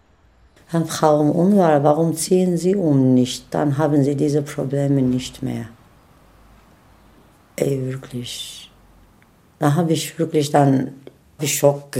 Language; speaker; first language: German; non-native, learner; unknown